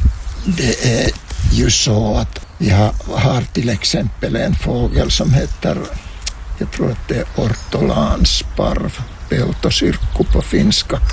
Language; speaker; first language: Swedish; non-native, local second language; Finnish